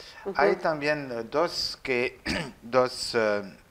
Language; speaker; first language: Spanish; non-native, learner; French